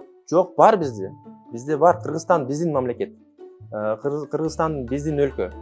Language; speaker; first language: Kyrgyz; non-native, local second language; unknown